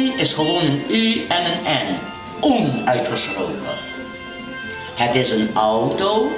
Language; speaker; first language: Dutch; non-native, local second language; Papiamento